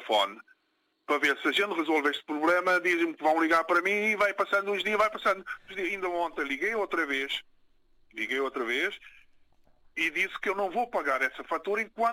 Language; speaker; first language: Portuguese; non-native, local second language; Kabuverdianu